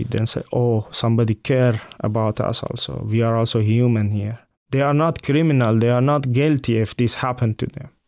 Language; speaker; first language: English; non-native, fluent; Persian